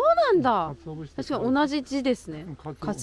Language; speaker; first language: Japanese; native; Japanese